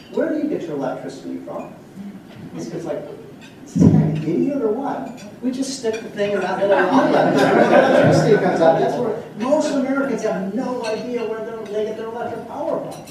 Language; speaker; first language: English; native; English